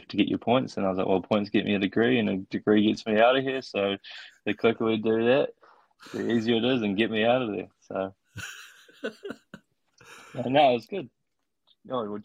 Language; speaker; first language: English; native; English